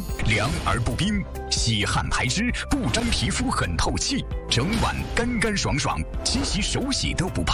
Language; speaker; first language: Chinese; native; Chinese